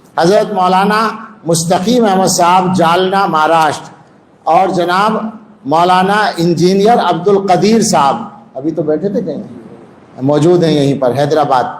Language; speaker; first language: Urdu; non-native, local second language; Punjabi